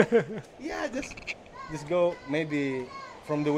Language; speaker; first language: English; non-native, learner; Indonesian